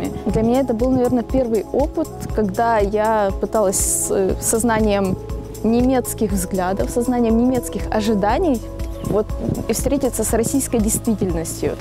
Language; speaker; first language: Russian; native; Russian